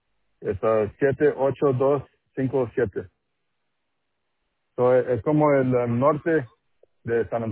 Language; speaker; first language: Spanish; non-native, local second language; English